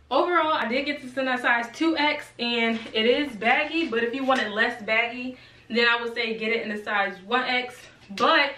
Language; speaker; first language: English; native; English